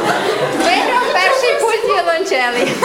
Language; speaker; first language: Ukrainian; native; Ukrainian